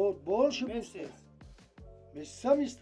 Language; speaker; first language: Russian; non-native, local second language; Tajik